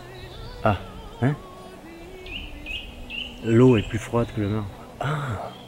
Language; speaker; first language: French; native; French